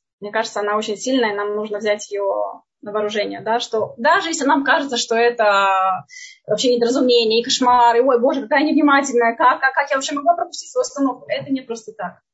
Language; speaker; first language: Russian; native; Russian